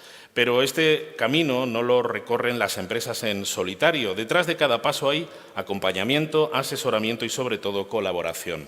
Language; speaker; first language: Spanish; native; Spanish